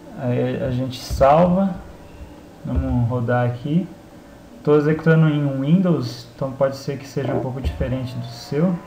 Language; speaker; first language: Portuguese; native; Portuguese